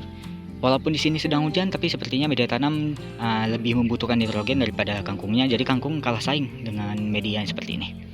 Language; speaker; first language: Indonesian; native; Indonesian